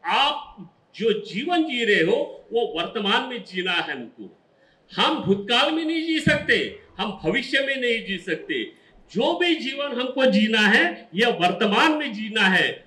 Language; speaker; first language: Hindi; non-native, local second language; Marathi